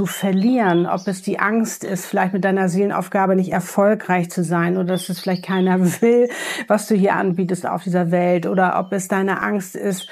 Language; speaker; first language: German; native; German